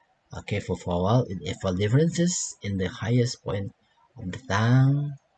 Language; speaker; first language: English; non-native, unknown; Indonesian